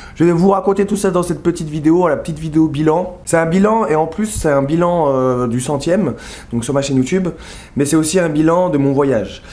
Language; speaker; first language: French; native; French